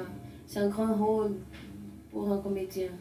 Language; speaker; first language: French; non-native, learner; Portuguese